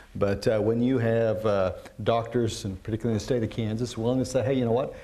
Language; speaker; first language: English; native; English